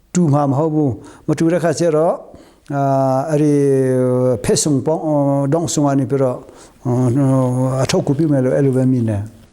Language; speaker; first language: Burmese; non-native, local second language; Hakha Chin